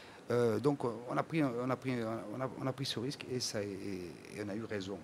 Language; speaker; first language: French; native; French